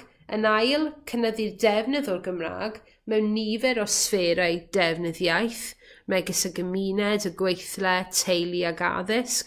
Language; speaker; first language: Welsh; native; Welsh